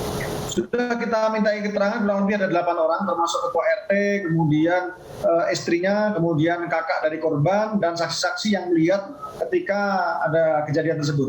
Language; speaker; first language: Indonesian; native; Indonesian